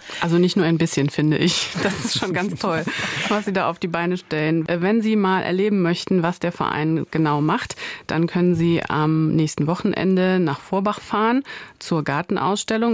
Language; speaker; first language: German; native; German